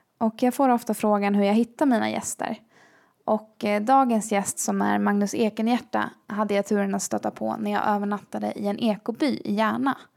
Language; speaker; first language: Swedish; native; Swedish